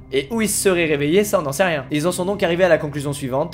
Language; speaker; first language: French; native; French